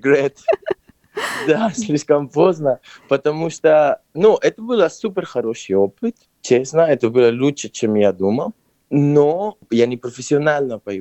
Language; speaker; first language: Russian; non-native, fluent; Spanish